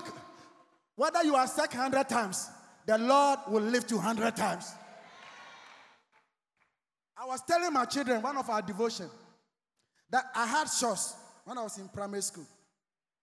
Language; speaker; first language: English; non-native, local second language; Akan